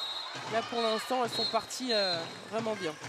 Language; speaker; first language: French; native; French